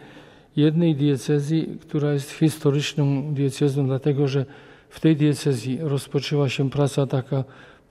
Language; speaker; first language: Polish; native; Polish